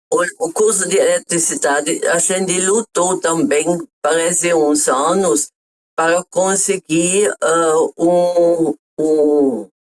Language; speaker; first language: Portuguese; non-native, fluent; German